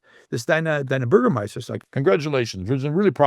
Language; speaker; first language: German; non-native, learner; English